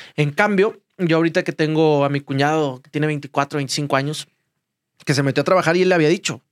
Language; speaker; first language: Spanish; native; Spanish